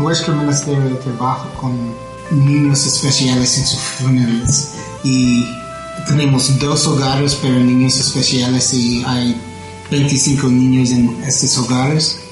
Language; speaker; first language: Spanish; non-native, learner; English